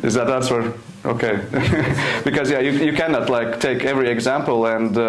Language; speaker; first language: English; non-native, fluent; Latvian